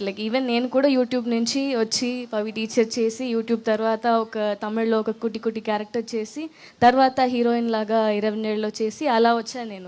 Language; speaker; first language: Telugu; non-native, learner; Tamil